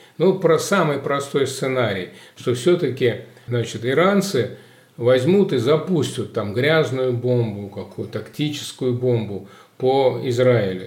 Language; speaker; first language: Russian; native; Russian